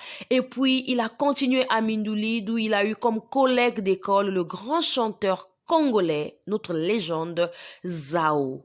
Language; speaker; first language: French; non-native, local second language; Lingala